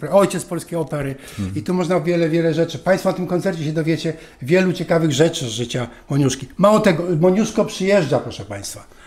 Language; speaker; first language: Polish; native; Polish